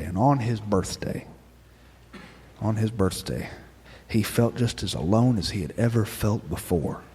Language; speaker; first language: English; native; English